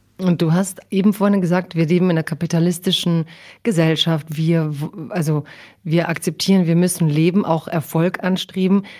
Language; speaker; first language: German; early bilingual, other home language; Croatian